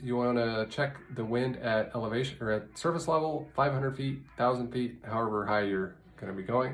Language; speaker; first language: English; native; English